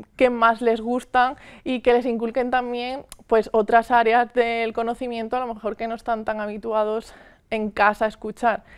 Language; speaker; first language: Spanish; native; Spanish